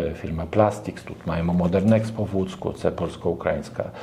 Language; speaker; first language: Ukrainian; non-native, learner; Polish